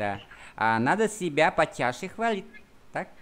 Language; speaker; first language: Russian; non-native, fluent; Vietnamese